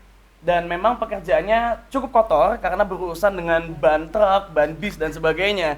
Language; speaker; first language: Indonesian; native; Indonesian